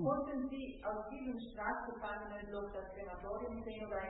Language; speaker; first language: German; non-native, fluent; Italian